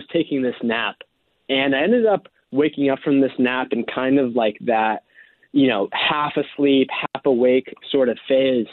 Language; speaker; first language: English; native; English